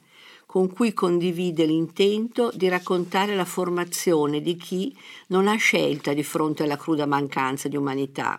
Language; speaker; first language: Italian; native; Italian